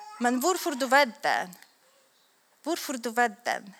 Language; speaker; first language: Swedish; non-native, learner; Polish